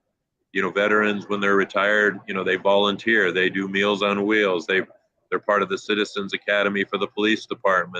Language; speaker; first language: English; native; English